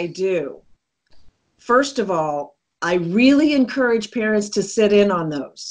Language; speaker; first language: English; native; English